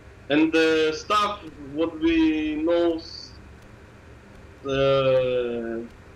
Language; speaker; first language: English; non-native, learner; Russian